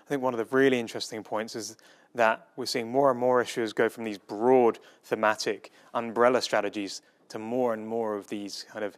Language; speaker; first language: English; native; English